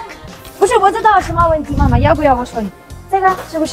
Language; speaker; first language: Chinese; non-native, learner; Ukrainian